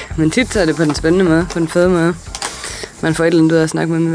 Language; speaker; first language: Danish; native; Danish